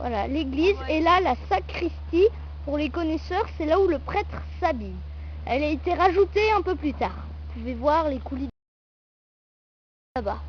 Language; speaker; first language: French; native; French